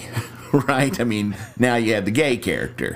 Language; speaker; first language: English; native; English